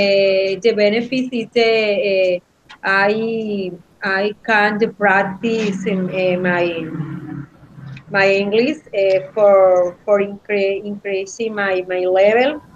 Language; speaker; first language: English; non-native, learner; Spanish